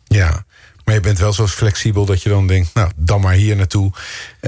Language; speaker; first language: Dutch; native; Dutch